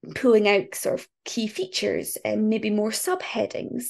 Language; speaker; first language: English; native; English